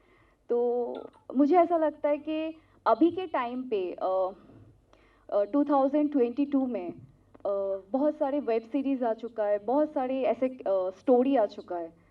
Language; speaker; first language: Hindi; non-native, local second language; Telugu